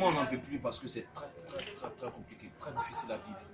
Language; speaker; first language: French; native; French